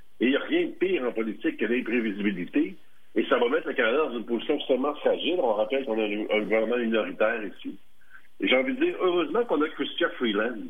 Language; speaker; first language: French; native; French